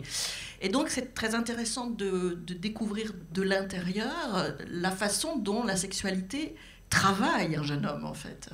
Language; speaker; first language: French; native; French